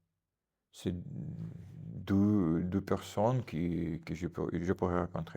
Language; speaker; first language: French; non-native, fluent; Russian